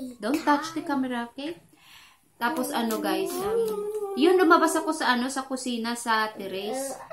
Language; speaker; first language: Filipino; non-native, local second language; Cebuano